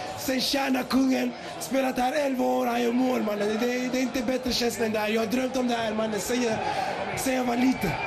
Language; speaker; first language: Swedish; early bilingual, other home language; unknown